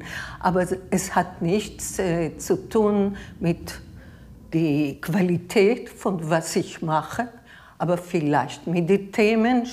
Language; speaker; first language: German; non-native, learner; Hebrew